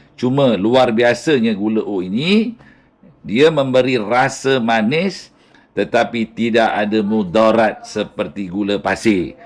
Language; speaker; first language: Malay; native; Malay